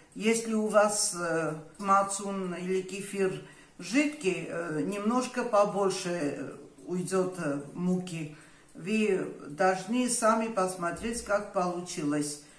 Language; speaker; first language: Russian; non-native, fluent; Armenian